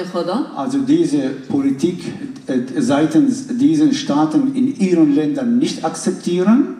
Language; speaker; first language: German; non-native, fluent; Arabic